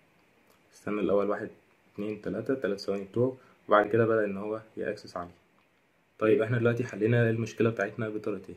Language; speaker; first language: Arabic; native; Arabic